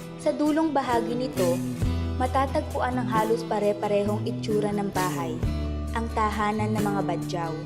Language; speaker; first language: Filipino; native; Filipino